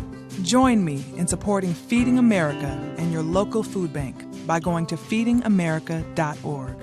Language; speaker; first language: English; native; English